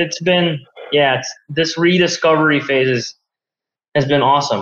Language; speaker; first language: English; non-native, local second language; Filipino